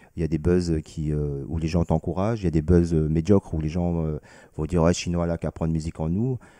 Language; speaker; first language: French; early bilingual, other home language; Vietnamese